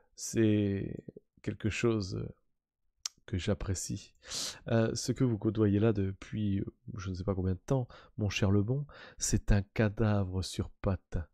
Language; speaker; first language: French; native; French